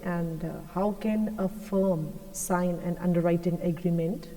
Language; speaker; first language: English; non-native, local second language; Punjabi